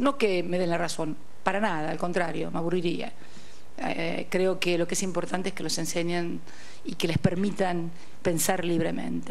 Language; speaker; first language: Spanish; native; Spanish